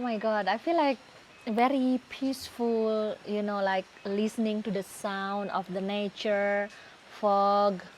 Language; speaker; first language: English; non-native, learner; Indonesian